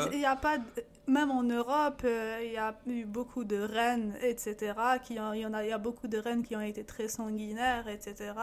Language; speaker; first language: French; non-native, local second language; Arabic